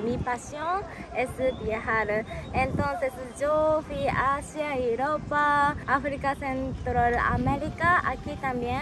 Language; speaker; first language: Spanish; non-native, learner; Japanese